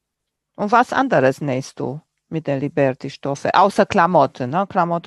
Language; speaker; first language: German; non-native, fluent; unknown